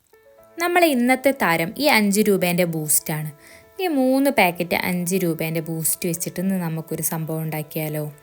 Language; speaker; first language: Malayalam; native; Malayalam